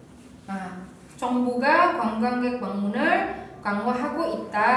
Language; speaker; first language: Korean; non-native, fluent; Indonesian